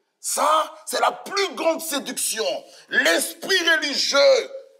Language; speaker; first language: French; non-native, fluent; Lingala